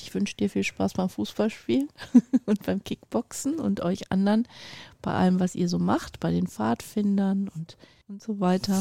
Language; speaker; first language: German; native; German